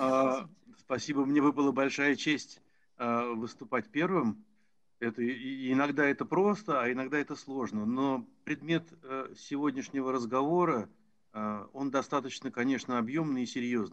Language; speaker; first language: Russian; native; Russian